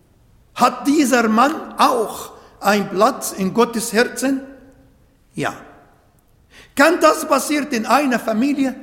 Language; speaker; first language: German; non-native, learner; Arabic